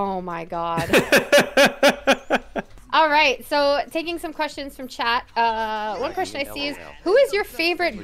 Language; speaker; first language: English; native; English